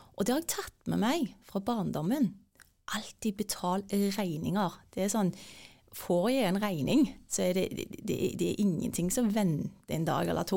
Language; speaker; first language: Norwegian; early bilingual, other home language; Turkish